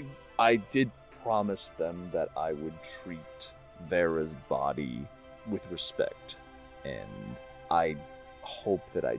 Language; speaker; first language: English; native; English